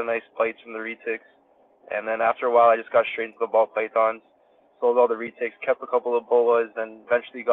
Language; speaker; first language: English; native; English